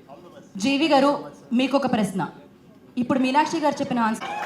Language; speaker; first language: Telugu; native; Telugu